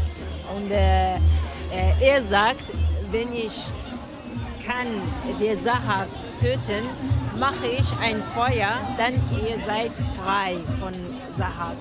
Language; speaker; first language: German; non-native, learner; Kurdish